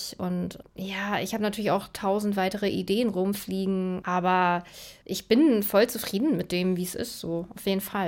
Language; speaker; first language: German; native; German